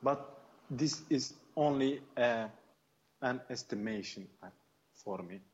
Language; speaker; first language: English; non-native, fluent; Kurdish